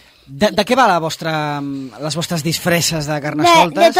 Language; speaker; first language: Catalan; native; Catalan